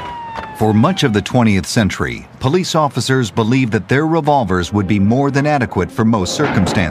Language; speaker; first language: English; native; English